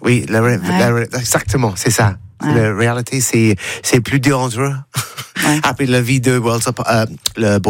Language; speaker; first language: French; non-native, learner; English